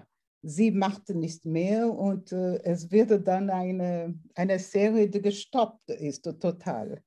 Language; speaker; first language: German; non-native, fluent; Portuguese